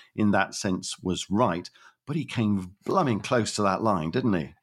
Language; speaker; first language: English; native; English